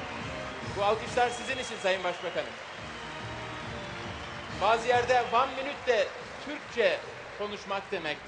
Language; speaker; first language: Turkish; native; Turkish